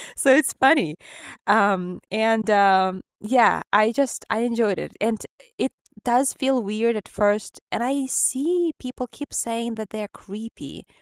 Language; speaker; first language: English; non-native, fluent; Ukrainian